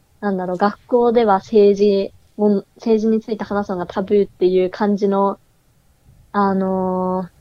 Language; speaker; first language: Japanese; native; Japanese